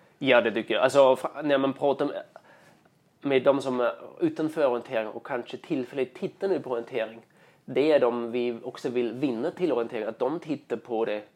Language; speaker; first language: Swedish; non-native, fluent; German